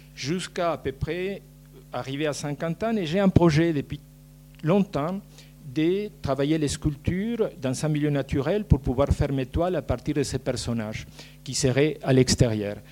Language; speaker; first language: French; non-native, fluent; Spanish